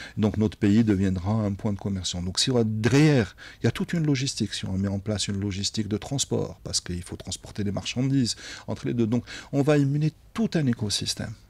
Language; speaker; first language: French; non-native, local second language; Arabic